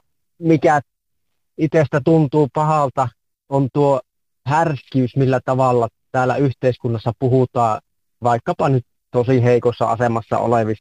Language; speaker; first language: Finnish; native; Finnish